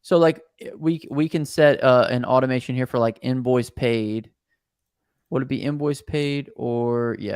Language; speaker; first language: English; native; English